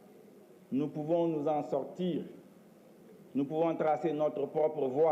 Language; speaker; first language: French; non-native, local second language; Wolof